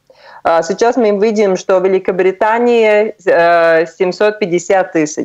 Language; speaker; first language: Russian; non-native, local second language; Latvian